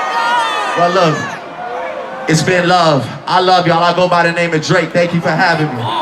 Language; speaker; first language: English; native; English